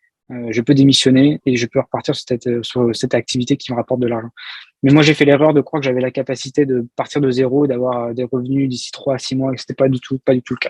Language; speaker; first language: French; native; French